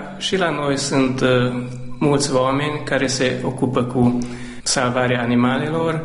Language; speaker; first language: Romanian; non-native, local second language; Hungarian